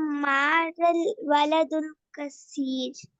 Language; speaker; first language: Arabic; non-native, learner; Urdu